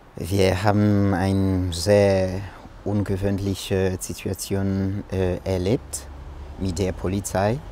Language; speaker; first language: German; non-native, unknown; French